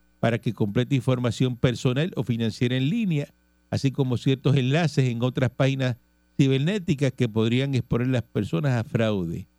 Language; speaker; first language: Spanish; native; Spanish